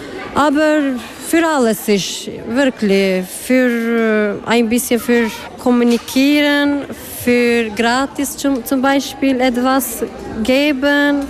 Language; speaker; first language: German; non-native, learner; Albanian